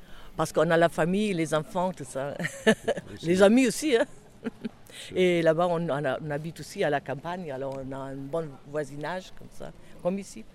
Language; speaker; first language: French; non-native, fluent; German